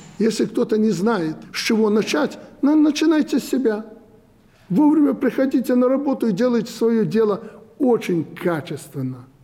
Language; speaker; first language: Russian; native; Russian